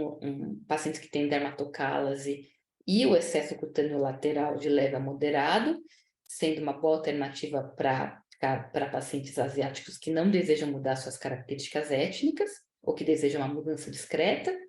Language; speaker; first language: Portuguese; native; Portuguese